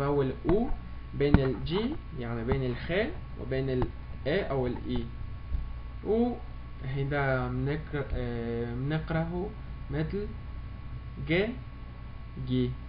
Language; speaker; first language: Arabic; early bilingual, heritage; Arabic